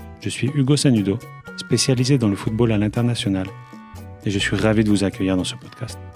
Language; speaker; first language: French; native; French